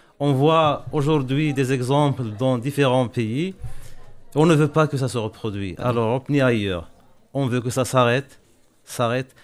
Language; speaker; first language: French; non-native, local second language; Arabic